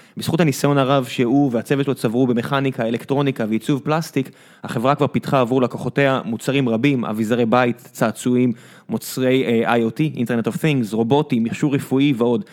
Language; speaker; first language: Hebrew; native; Hebrew